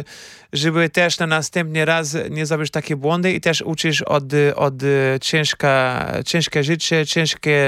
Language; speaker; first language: Polish; non-native, fluent; Portuguese